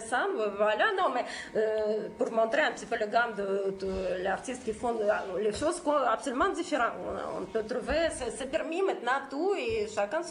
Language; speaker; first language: French; non-native, fluent; Russian